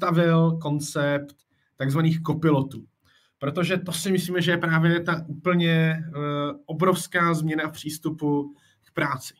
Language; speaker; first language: Czech; native; Czech